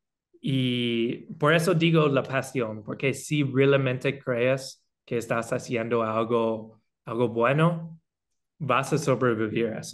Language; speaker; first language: Spanish; non-native, fluent; English